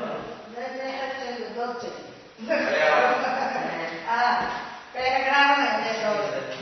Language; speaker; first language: Hebrew; non-native, fluent; Malayalam